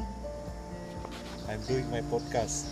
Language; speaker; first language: English; non-native, local second language; Malay